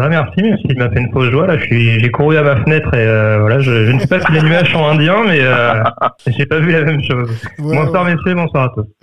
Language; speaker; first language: French; native; French